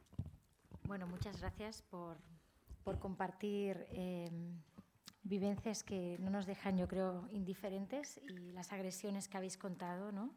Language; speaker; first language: Spanish; native; Spanish